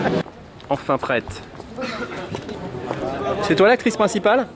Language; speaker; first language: French; native; French